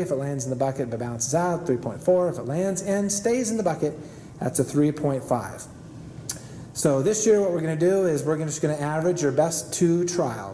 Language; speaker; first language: English; native; English